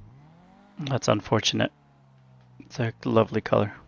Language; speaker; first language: English; native; English